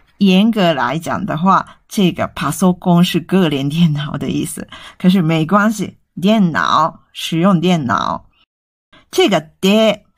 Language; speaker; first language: Chinese; non-native, fluent; Japanese